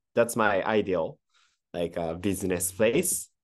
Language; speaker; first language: English; non-native, fluent; Japanese